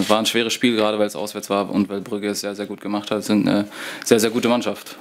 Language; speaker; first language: German; native; German